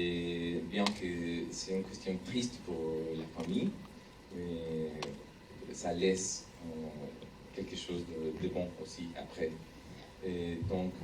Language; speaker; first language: French; non-native, learner; Spanish